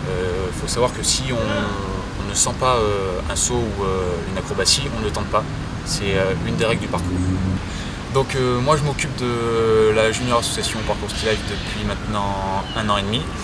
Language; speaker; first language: French; native; French